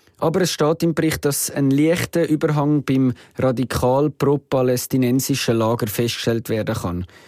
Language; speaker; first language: German; native; German